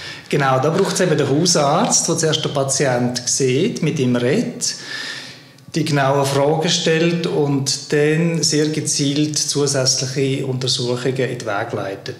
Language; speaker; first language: German; native; German